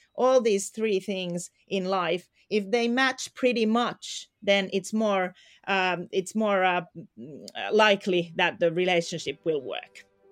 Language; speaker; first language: English; non-native, fluent; Finnish